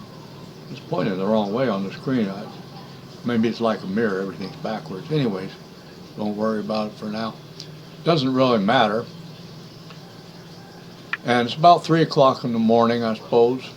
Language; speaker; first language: English; native; English